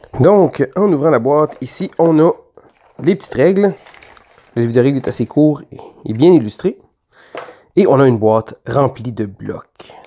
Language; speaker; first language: French; native; French